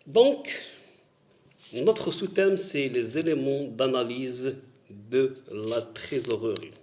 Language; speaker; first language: French; non-native, local second language; Arabic